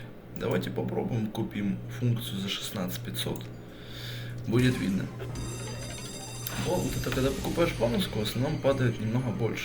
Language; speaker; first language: Russian; native; Russian